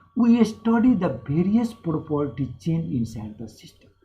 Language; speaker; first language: English; non-native, local second language; Nepali